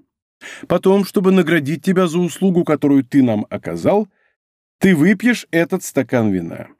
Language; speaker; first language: Russian; native; Russian